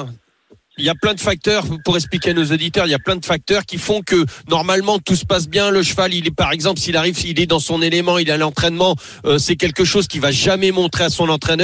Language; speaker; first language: French; native; French